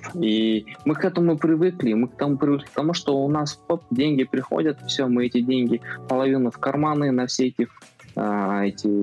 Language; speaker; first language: Russian; non-native, local second language; Kazakh